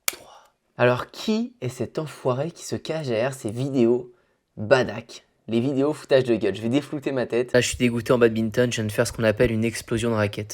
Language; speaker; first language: French; native; French